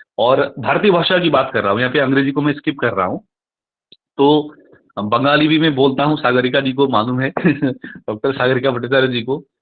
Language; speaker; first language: Hindi; non-native, local second language; Nepali